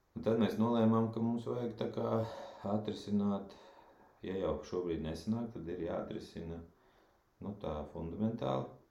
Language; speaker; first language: Latvian; non-native, local second language; Russian